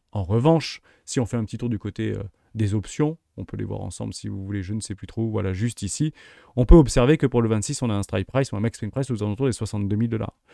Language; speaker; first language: French; native; French